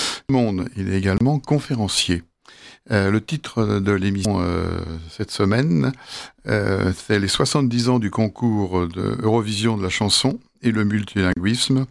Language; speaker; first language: French; native; French